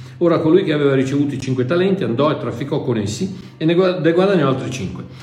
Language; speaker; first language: Italian; non-native, fluent; English